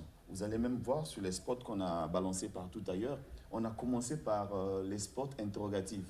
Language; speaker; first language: French; non-native, local second language; Lingala